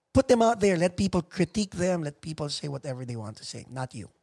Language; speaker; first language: English; non-native, local second language; Filipino